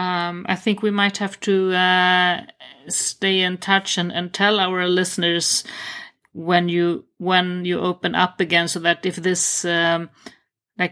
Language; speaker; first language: English; non-native, fluent; Swedish